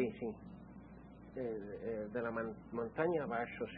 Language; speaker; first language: Spanish; non-native, fluent; English